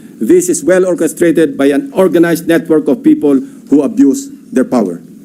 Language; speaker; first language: English; non-native, local second language; Filipino